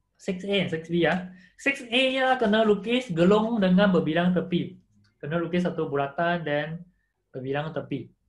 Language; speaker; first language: Malay; non-native, local second language; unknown